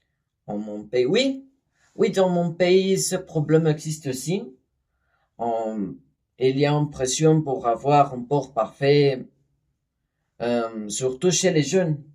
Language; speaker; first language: French; non-native, learner; Spanish